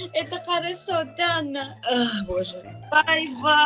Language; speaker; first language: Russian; early bilingual, heritage; Russian